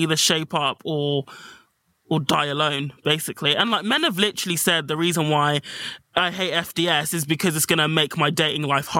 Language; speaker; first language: English; native; English